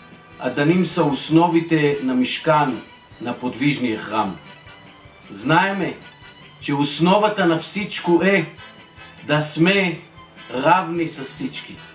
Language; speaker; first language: Bulgarian; non-native, fluent; Hebrew